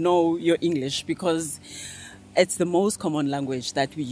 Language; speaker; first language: English; non-native, local second language; Xhosa